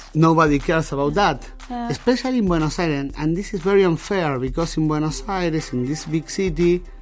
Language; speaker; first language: English; non-native, fluent; Spanish